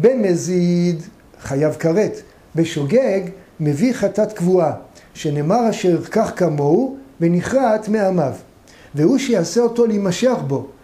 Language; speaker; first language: Hebrew; native; Hebrew